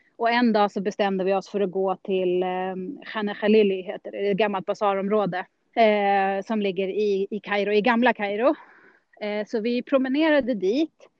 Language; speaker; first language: Swedish; native; Swedish